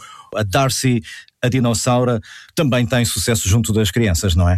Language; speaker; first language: Portuguese; native; Portuguese